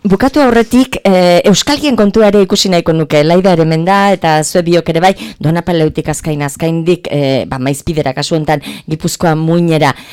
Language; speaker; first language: Basque; native; Basque